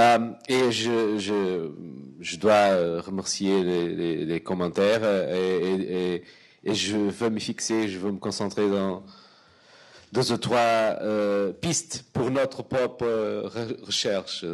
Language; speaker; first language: French; non-native, fluent; Portuguese